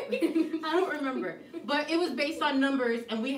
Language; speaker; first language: English; native; English